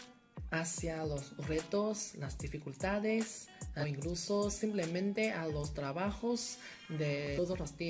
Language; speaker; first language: Spanish; non-native, fluent; Chinese